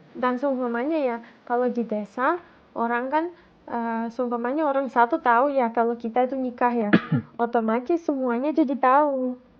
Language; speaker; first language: Indonesian; non-native, fluent; Russian